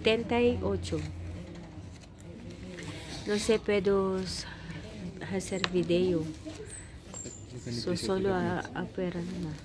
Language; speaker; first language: Spanish; non-native, learner; Filipino